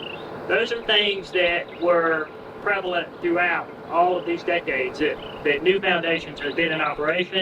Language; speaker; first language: English; native; English